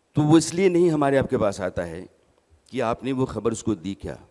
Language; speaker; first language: Hindi; native; Hindi